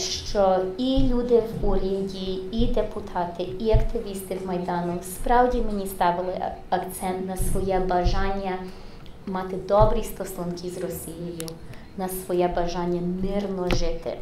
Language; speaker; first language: Ukrainian; early bilingual, heritage; English